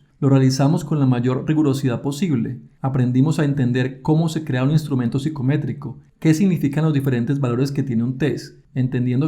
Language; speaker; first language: Spanish; native; Spanish